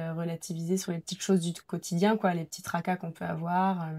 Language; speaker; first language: French; native; French